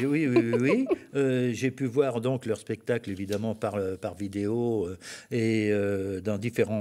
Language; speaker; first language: French; native; French